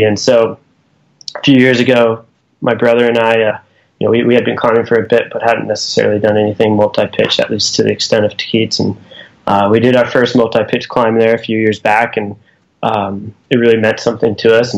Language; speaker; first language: English; native; English